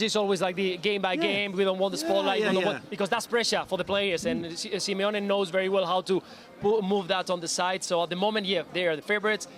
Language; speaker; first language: English; non-native, fluent; Spanish